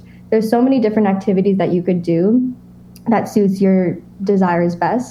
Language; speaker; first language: English; native; English